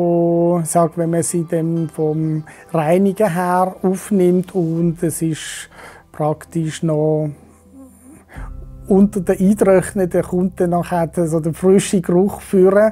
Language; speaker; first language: German; native; German